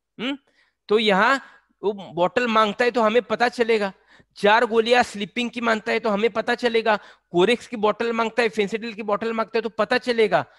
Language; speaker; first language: Hindi; non-native, local second language; Marathi